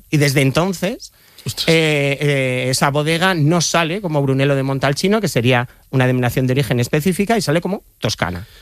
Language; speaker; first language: Spanish; native; Spanish